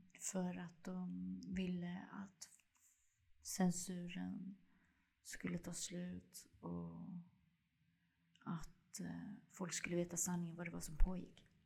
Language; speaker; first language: Swedish; early bilingual, other home language; Spanish